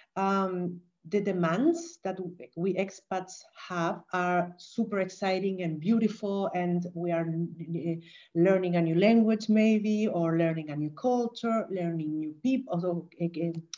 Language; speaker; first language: English; non-native, fluent; Spanish